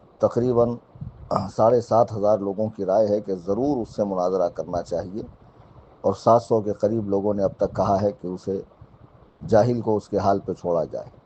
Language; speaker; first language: Urdu; native; Urdu